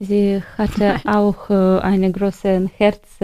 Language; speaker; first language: German; non-native, learner; Ukrainian